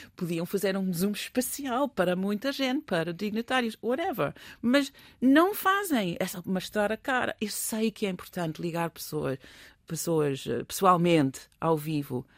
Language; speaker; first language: Portuguese; non-native, fluent; English